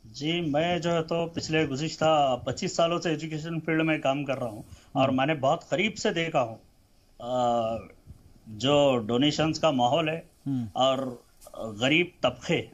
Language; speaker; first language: Hindi; non-native, local second language; Urdu